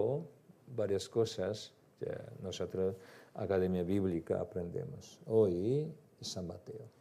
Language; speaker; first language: Spanish; non-native, learner; Korean